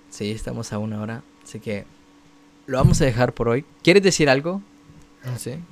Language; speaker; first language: Spanish; native; Spanish